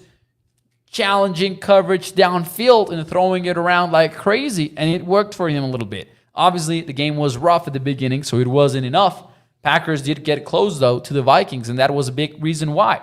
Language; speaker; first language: English; native; English